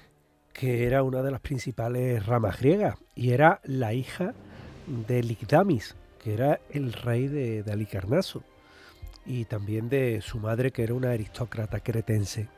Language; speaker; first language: Spanish; native; Spanish